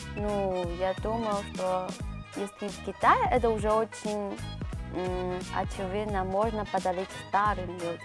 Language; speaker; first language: Russian; non-native, learner; Chinese